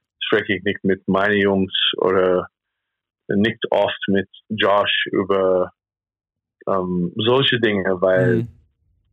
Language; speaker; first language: German; non-native, fluent; English